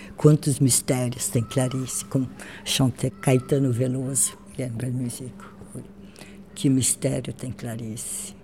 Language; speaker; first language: French; non-native, fluent; Portuguese